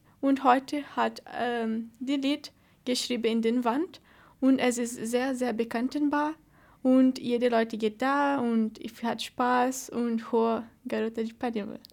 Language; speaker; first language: German; non-native, learner; Portuguese